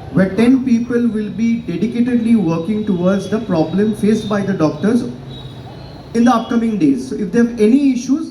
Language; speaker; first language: English; non-native, local second language; Bangla